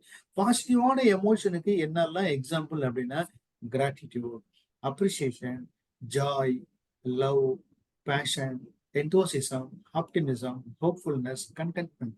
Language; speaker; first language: Tamil; native; Tamil